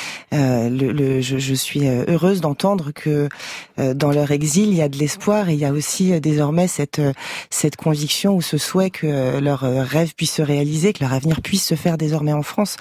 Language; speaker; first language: French; native; French